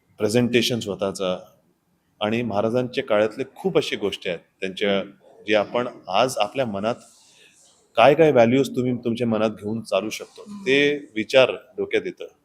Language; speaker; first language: Marathi; non-native, local second language; Hindi